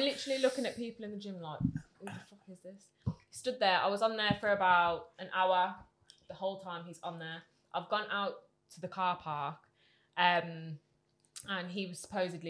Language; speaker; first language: English; native; English